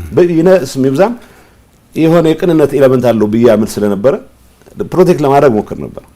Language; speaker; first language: Amharic; non-native, local second language; Tigrinya